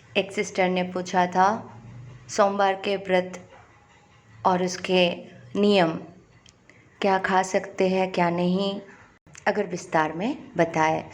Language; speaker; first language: Hindi; non-native, local second language; Bangla